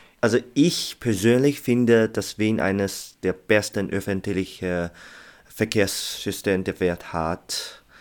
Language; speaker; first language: German; non-native, learner; Chinese